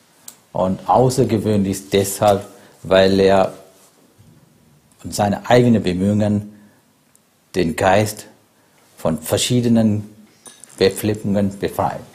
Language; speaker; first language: German; non-native, fluent; Sinhala